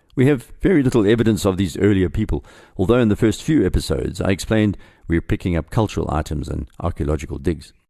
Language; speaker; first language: English; native; English